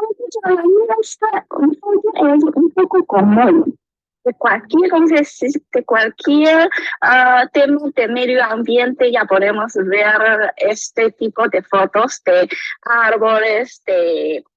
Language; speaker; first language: Spanish; non-native, learner; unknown